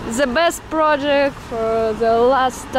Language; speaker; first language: English; non-native, learner; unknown